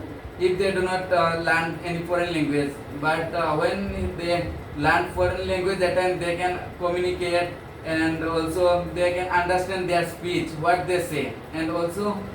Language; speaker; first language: English; non-native, learner; Bangla